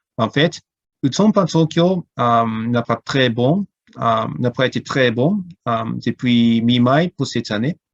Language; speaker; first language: French; non-native, learner; Cantonese